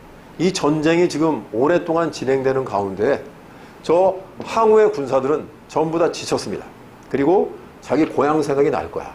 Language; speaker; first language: Korean; native; Korean